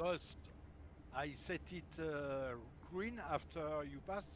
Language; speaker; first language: English; non-native, learner; French